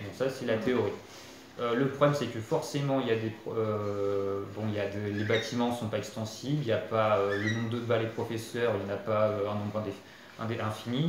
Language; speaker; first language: French; native; French